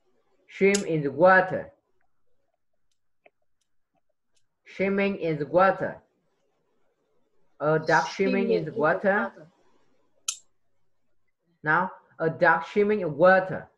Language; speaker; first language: English; non-native, fluent; Vietnamese